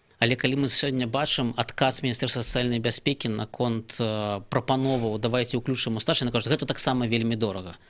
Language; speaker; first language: Belarusian; native; Belarusian